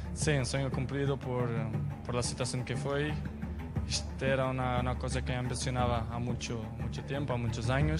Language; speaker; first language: Spanish; non-native, fluent; Portuguese